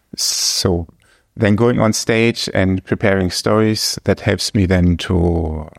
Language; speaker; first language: English; non-native, fluent; German